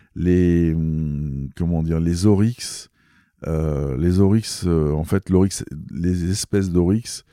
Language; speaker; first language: French; native; French